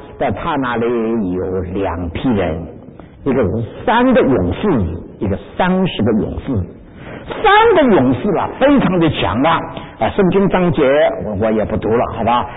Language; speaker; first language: Chinese; native; Chinese